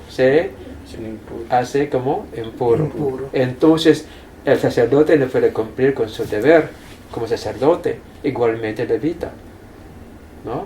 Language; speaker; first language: Spanish; non-native, fluent; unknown